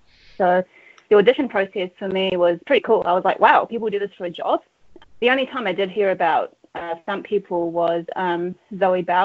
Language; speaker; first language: English; native; English